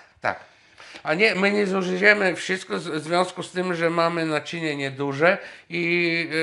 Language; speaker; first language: Polish; non-native, fluent; Bulgarian